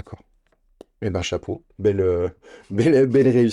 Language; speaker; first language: French; native; French